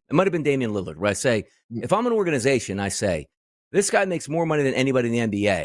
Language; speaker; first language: English; native; English